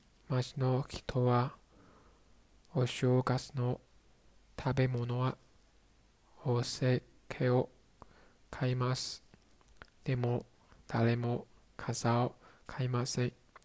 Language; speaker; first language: Japanese; non-native, learner; Chinese